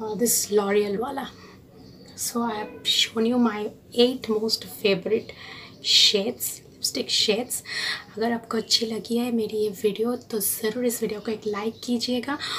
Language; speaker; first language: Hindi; non-native, local second language; Bangla